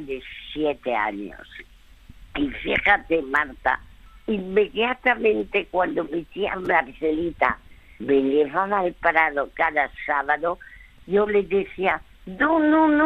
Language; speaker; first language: Spanish; early bilingual, other home language; French